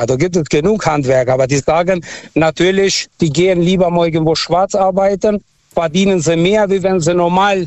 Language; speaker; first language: German; non-native, fluent; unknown